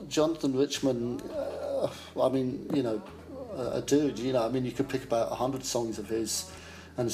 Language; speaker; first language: English; native; English